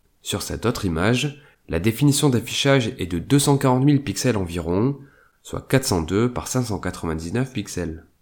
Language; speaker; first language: French; native; French